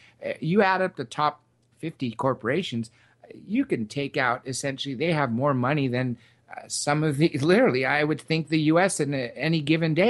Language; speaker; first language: English; native; English